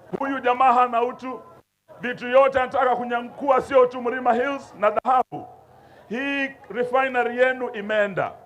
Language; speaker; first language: Swahili; non-native, local second language; Luyia